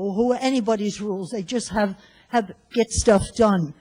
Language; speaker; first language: English; native; English